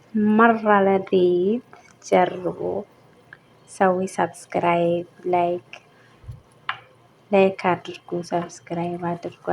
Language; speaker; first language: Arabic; non-native, learner; Amharic